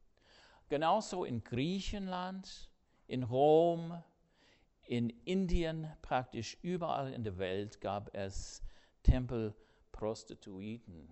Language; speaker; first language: German; non-native, fluent; English